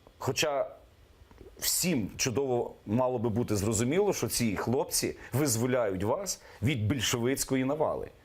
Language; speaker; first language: Ukrainian; native; Ukrainian